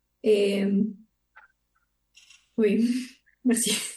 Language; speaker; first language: French; non-native, learner; Ukrainian